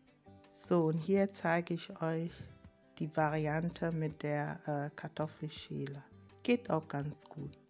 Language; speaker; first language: German; non-native, fluent; Akan